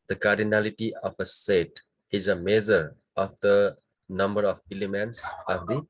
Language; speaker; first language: English; non-native, local second language; Nepali